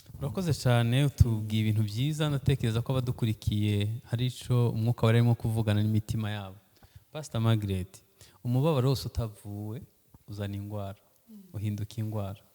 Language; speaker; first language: Kinyarwanda; early bilingual, heritage; Kinyarwanda